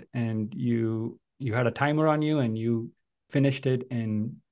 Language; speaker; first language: English; non-native, local second language; Malayalam